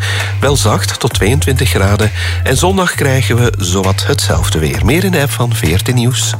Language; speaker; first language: Dutch; native; Dutch